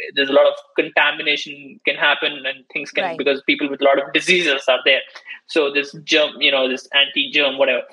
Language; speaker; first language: English; non-native, local second language; Hindi